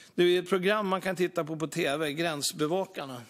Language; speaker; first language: Swedish; native; Swedish